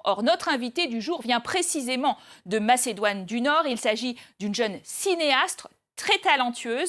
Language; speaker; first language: French; native; French